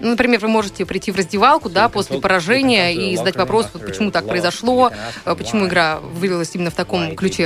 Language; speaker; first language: Russian; native; Russian